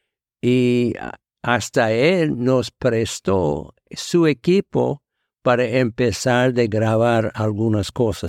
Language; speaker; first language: Spanish; non-native, fluent; English